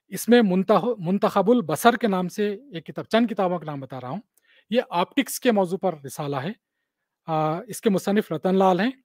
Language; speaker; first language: Hindi; non-native, local second language; Urdu